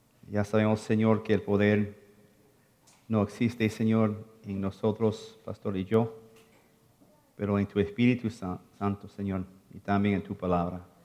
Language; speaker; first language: Spanish; non-native, fluent; English